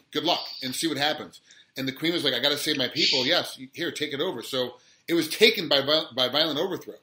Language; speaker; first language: English; native; English